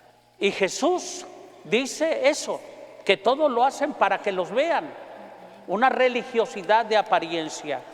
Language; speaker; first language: Spanish; native; Spanish